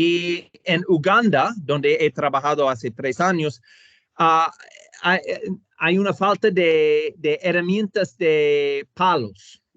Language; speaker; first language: Spanish; non-native, fluent; English